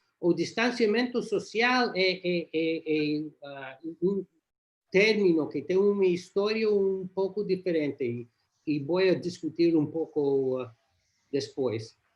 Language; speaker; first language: Portuguese; non-native, learner; English